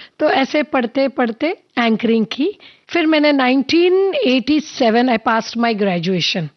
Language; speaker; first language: Hindi; non-native, local second language; Telugu